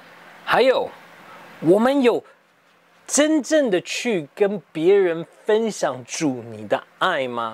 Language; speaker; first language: Chinese; early bilingual, heritage; English